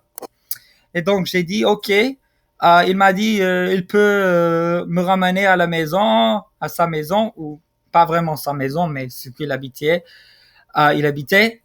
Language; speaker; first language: French; non-native, fluent; English